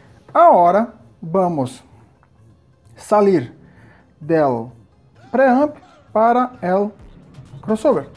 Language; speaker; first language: Spanish; non-native, learner; Portuguese